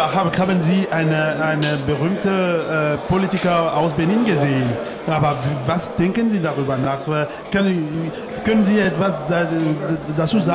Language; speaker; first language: German; non-native, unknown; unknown